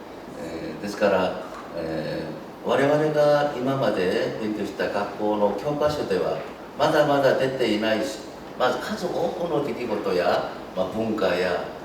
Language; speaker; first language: Japanese; non-native, fluent; Korean